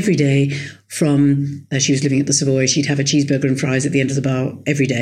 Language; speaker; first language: English; native; English